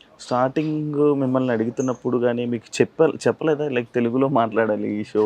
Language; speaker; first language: Telugu; native; Telugu